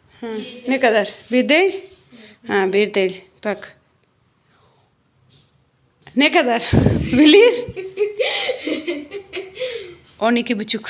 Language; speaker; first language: Turkish; non-native, learner; Gujarati